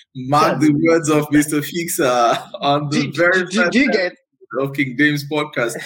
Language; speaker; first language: English; non-native, local second language; Yoruba